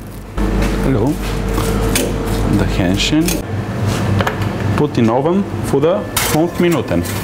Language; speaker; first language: German; non-native, learner; Greek